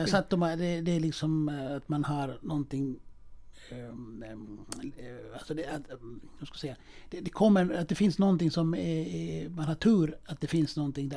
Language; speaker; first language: Swedish; native; Swedish